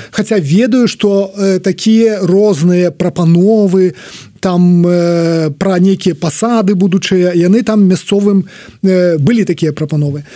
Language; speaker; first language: Belarusian; native; Belarusian